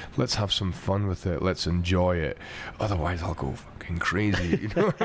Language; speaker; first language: English; native; English